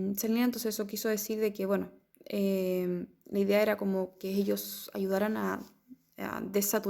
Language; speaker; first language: Spanish; native; Spanish